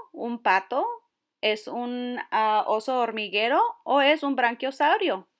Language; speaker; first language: Spanish; early bilingual, heritage; Spanish